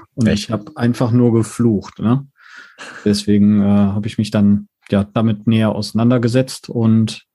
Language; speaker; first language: German; native; German